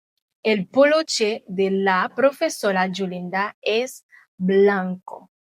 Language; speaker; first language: Spanish; non-native, fluent; Haitian Creole